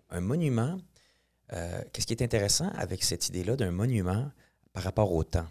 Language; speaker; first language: French; native; French